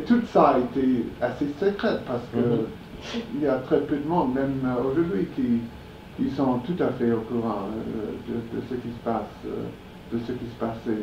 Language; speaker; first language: French; non-native, fluent; English